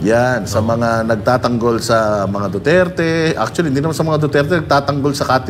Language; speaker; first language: Filipino; native; Filipino